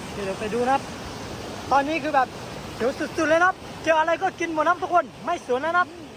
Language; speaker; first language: Thai; native; Thai